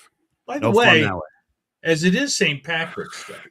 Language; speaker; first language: English; native; English